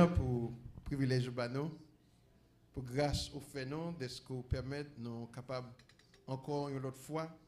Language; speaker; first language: French; non-native, local second language; Haitian Creole